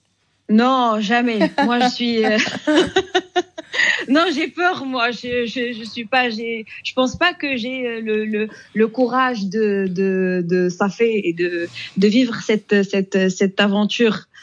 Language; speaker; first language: French; non-native, local second language; Arabic